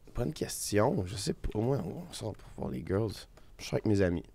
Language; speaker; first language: French; native; French